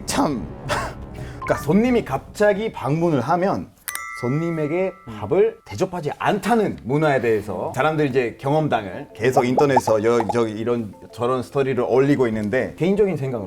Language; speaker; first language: Korean; non-native, fluent; Spanish